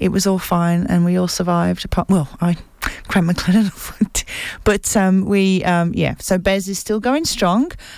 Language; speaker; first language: English; native; English